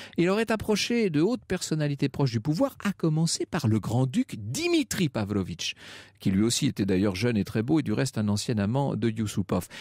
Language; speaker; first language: French; native; French